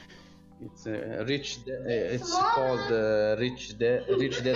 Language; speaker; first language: English; non-native, learner; Arabic